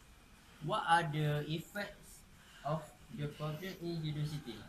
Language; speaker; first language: English; non-native, local second language; Malay